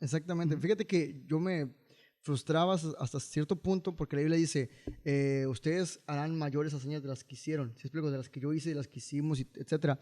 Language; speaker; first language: Spanish; native; Spanish